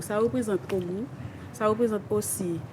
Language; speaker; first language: French; non-native, local second language; Haitian Creole